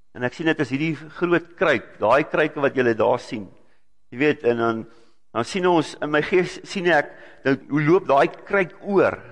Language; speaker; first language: Afrikaans; native; Afrikaans